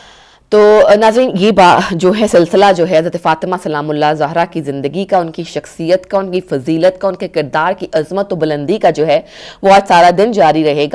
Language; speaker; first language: Urdu; native; Urdu